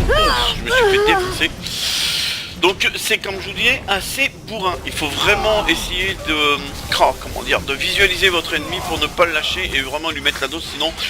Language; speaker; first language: French; native; French